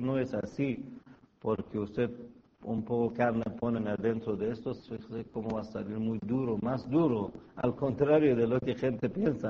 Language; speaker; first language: Spanish; non-native, fluent; Persian